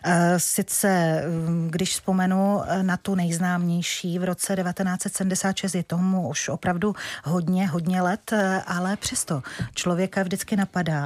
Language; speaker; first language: Czech; native; Czech